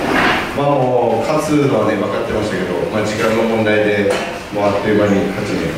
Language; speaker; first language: Japanese; native; Japanese